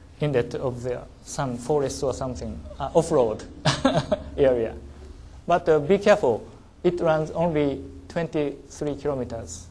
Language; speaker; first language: English; non-native, learner; Japanese